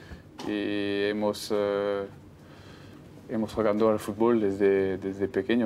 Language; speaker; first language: Spanish; non-native, fluent; French